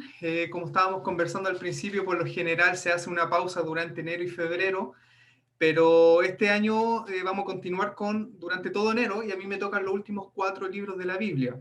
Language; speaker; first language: Spanish; native; Spanish